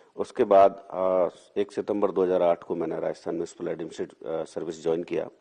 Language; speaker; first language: Hindi; native; Hindi